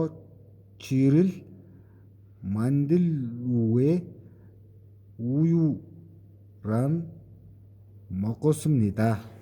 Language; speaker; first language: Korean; non-native, learner; Mongolian